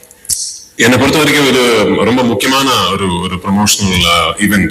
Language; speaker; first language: Tamil; non-native, fluent; Malayalam